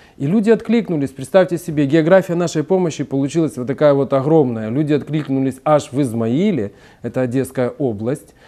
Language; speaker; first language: Russian; native; Russian